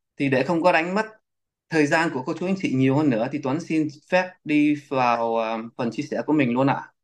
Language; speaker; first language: Vietnamese; early bilingual, heritage; Vietnamese